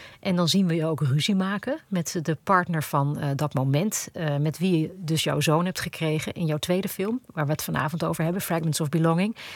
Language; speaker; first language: Dutch; native; Dutch